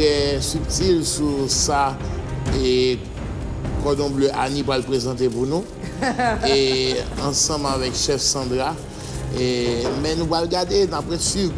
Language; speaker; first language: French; non-native, local second language; Haitian Creole